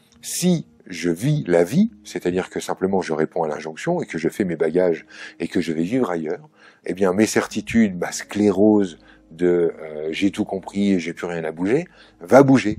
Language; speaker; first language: French; native; French